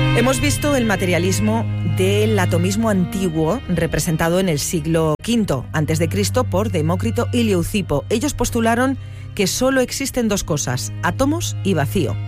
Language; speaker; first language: Spanish; native; Spanish